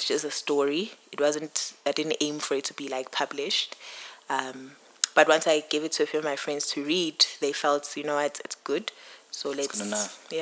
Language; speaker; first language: English; non-native, local second language; Zulu